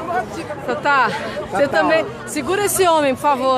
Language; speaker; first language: Portuguese; native; Portuguese